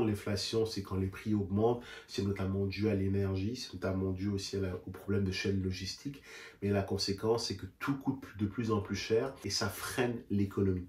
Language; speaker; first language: French; native; French